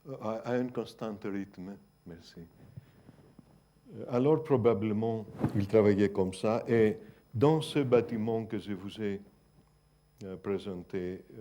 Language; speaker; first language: French; non-native, fluent; Greek